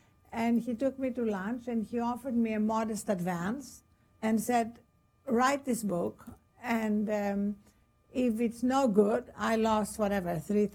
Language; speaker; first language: English; non-native, fluent; Greek